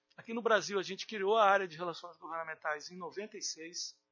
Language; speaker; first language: Portuguese; native; Portuguese